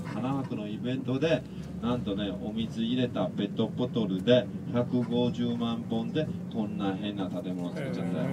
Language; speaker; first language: Japanese; non-native, fluent; Chinese